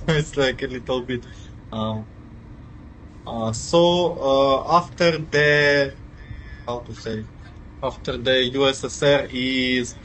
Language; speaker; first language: English; non-native, fluent; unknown